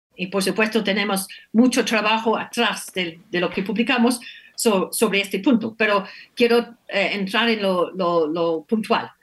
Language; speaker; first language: Spanish; non-native, fluent; English